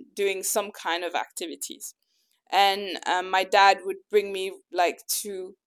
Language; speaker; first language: English; early bilingual, other home language; French